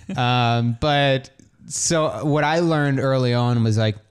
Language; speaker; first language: English; native; English